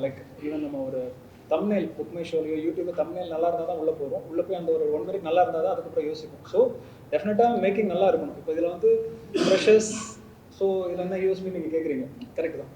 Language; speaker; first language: Tamil; native; Tamil